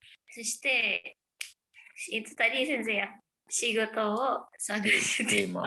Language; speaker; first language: Japanese; non-native, learner; Indonesian